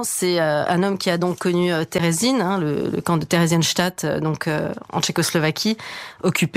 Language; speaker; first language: French; native; French